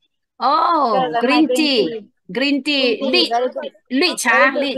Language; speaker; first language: English; non-native, local second language; Chinese